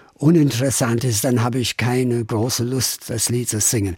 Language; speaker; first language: German; non-native, fluent; English